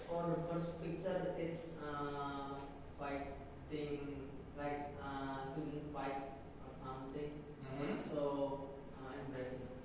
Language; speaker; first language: English; non-native, learner; Indonesian